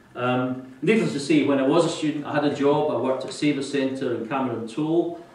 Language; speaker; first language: English; native; English